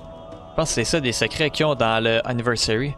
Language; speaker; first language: French; native; French